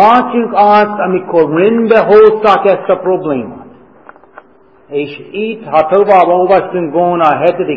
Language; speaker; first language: Hungarian; non-native, fluent; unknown